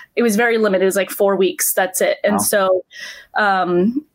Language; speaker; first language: English; native; English